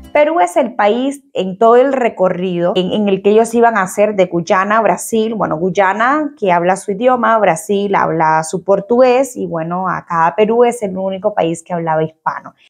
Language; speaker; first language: Spanish; native; Spanish